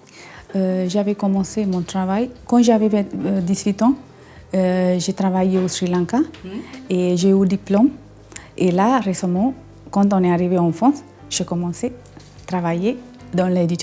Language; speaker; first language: French; non-native, learner; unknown